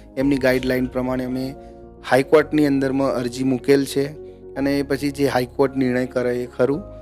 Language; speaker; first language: Gujarati; native; Gujarati